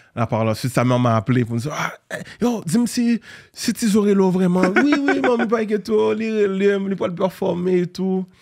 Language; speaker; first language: French; native; French